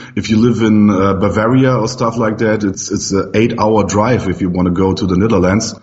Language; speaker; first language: English; non-native, fluent; German